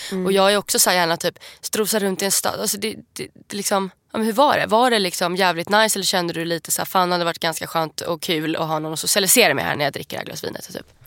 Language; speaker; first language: Swedish; native; Swedish